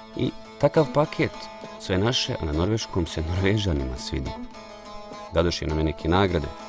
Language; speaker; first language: Bosnian; native; Bosnian